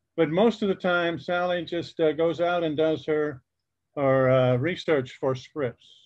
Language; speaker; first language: English; native; English